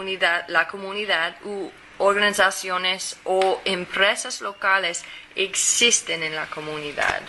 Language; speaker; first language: Spanish; non-native, fluent; English